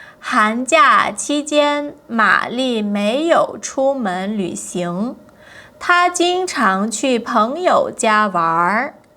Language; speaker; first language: Chinese; non-native, fluent; Portuguese